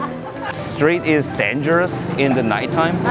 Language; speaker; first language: English; non-native, learner; Korean